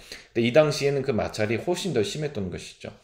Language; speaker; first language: Korean; native; Korean